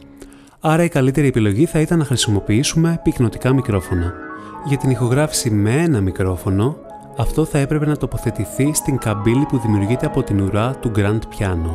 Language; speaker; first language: Greek; native; Greek